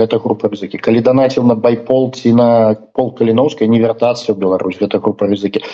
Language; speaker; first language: Belarusian; non-native, local second language; Russian